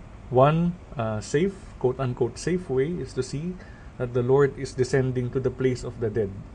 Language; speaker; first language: English; non-native, local second language; Filipino